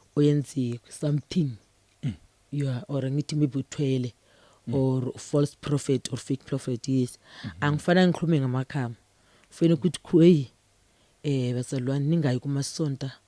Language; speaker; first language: Zulu; non-native, local second language; Venda